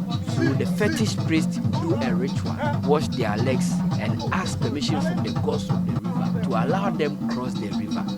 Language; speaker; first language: English; non-native, local second language; Akan